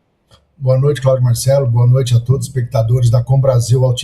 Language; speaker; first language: Portuguese; native; Portuguese